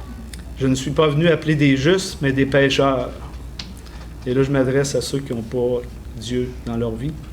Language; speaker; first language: French; native; French